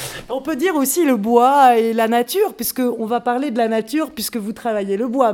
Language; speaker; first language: French; native; French